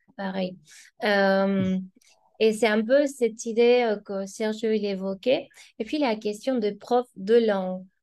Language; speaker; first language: French; non-native, fluent; Spanish